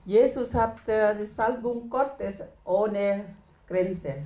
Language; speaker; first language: German; non-native, learner; Thai